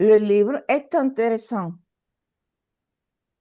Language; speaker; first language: French; non-native, fluent; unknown